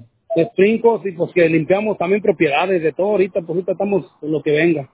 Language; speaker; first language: Spanish; native; Spanish